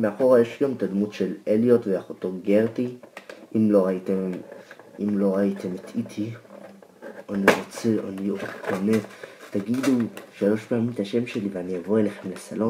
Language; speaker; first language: Hebrew; native; Hebrew